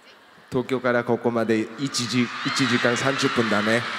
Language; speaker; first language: Japanese; non-native, learner; Korean